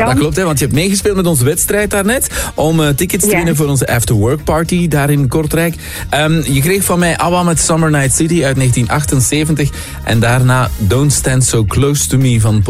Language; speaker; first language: Dutch; native; Dutch